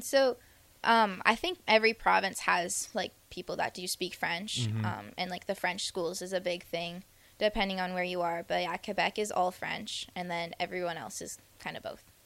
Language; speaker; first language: English; non-native, local second language; French